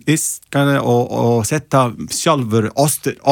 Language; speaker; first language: Icelandic; non-native, learner; Italian